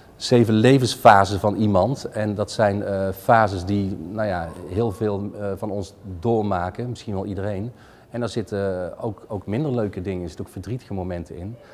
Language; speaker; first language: Dutch; native; Dutch